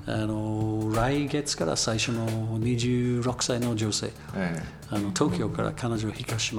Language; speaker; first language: Japanese; non-native, learner; English